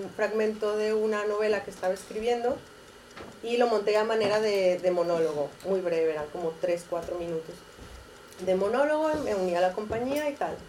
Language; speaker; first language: Spanish; native; Spanish